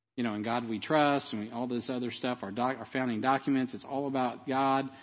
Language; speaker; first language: English; native; English